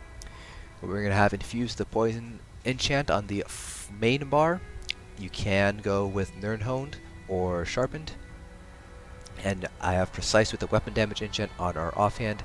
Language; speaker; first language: English; native; English